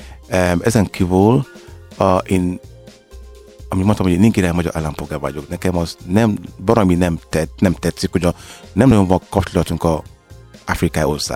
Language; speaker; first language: Hungarian; non-native, learner; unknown